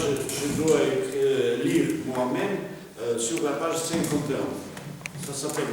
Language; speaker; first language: French; non-native, fluent; Russian